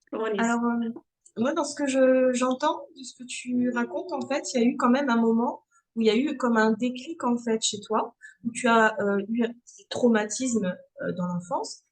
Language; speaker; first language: French; native; French